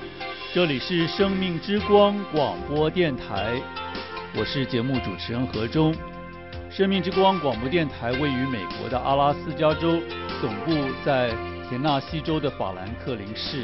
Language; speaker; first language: Chinese; native; Chinese